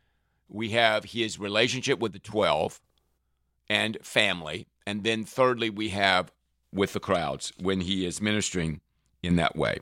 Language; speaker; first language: English; native; English